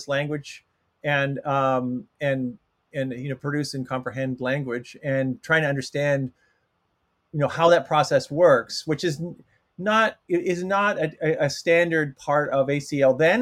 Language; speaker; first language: English; native; English